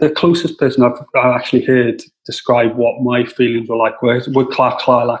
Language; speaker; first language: English; native; English